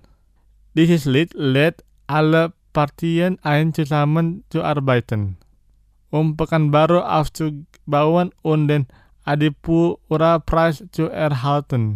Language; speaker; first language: German; non-native, fluent; Indonesian